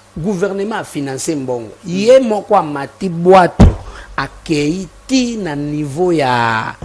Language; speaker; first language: Lingala; non-native, local second language; Mongo